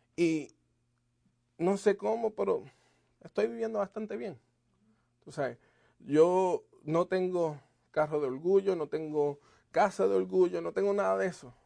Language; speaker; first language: Spanish; native; Spanish